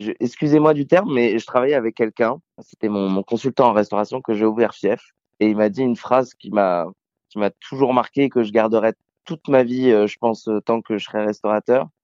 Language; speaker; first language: French; native; French